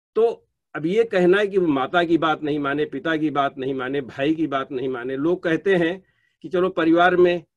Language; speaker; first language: Hindi; native; Hindi